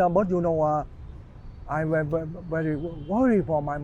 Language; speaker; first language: English; non-native, learner; Vietnamese